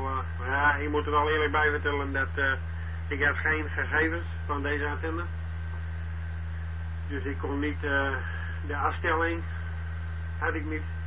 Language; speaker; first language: Dutch; native; Dutch